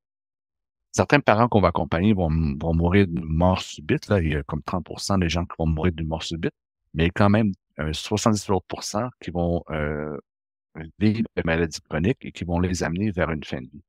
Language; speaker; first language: French; native; French